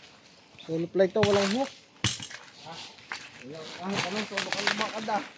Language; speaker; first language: Filipino; native; Filipino